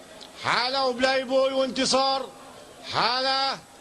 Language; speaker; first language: Arabic; native; Arabic